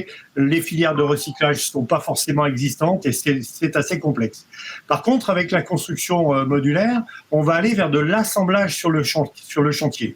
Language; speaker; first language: French; native; French